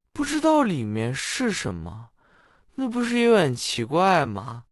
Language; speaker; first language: Chinese; non-native, fluent; English